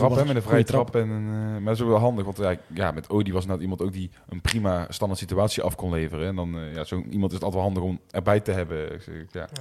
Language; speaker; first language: Dutch; native; Dutch